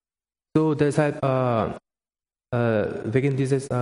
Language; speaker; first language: German; non-native, learner; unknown